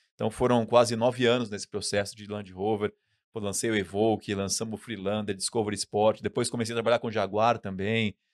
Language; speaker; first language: Portuguese; native; Portuguese